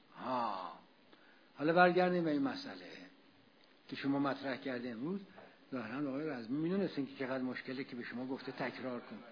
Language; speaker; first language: Persian; native; Persian